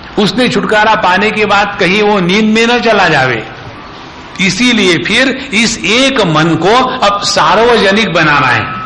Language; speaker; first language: Hindi; non-native, local second language; Marathi